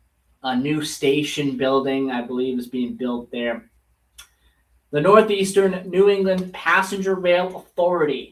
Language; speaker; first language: English; native; English